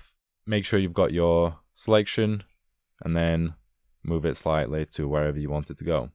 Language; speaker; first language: English; native; English